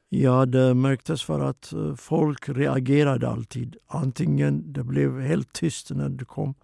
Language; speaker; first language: Swedish; non-native, fluent; Oromo